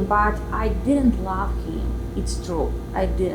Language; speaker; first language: English; non-native, learner; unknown